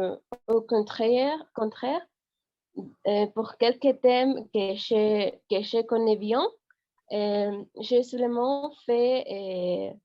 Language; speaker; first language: French; non-native, learner; Spanish